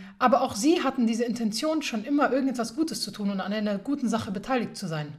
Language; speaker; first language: German; early bilingual, other home language; Persian